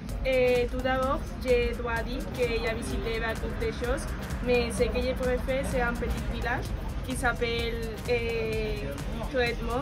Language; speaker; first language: French; non-native, learner; Spanish